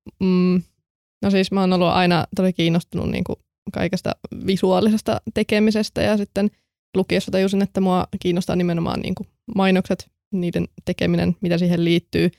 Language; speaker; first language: Finnish; native; Finnish